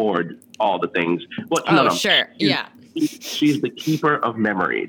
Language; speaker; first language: English; early bilingual, other home language; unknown